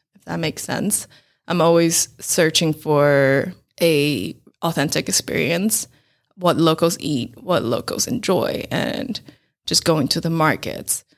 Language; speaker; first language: English; non-native, fluent; Chinese